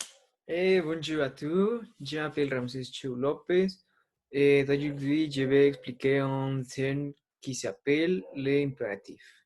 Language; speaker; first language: French; non-native, learner; Spanish